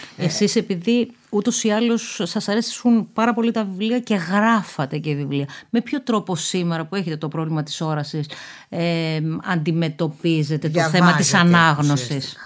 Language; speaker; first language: Greek; native; Greek